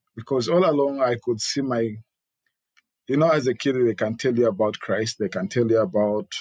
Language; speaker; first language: English; non-native, local second language; Ganda